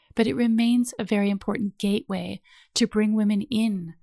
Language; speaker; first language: English; native; English